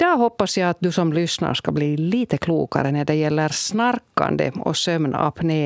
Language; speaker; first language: Swedish; native; Swedish